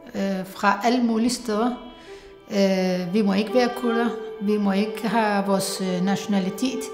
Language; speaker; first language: Danish; non-native, fluent; Arabic